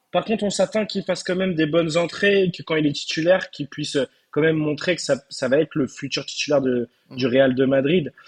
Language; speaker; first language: French; early bilingual, other home language; Turkish